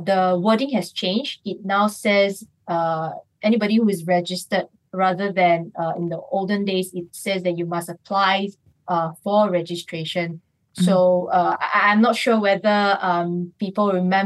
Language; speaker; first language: English; non-native, local second language; Chinese